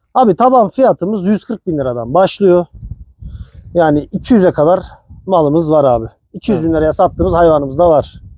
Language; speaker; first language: Turkish; native; Turkish